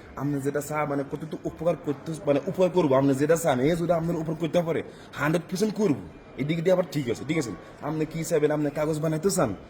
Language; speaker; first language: Bangla; non-native, learner; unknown